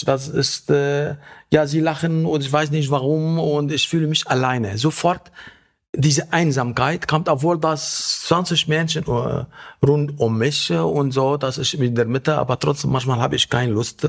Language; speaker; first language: German; non-native, fluent; Arabic